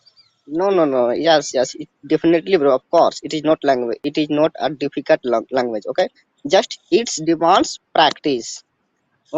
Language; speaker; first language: English; non-native, learner; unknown